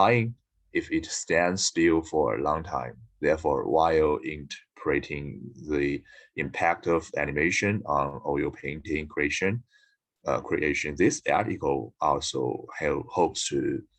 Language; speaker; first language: English; non-native, learner; Chinese